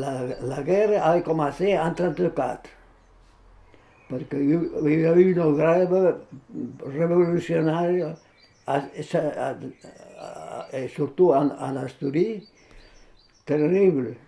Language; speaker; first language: French; non-native, fluent; Spanish